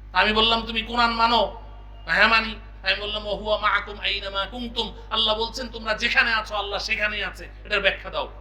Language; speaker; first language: Bangla; native; Bangla